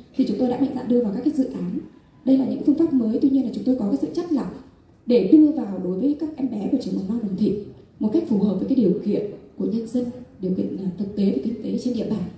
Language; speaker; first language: Vietnamese; non-native, local second language; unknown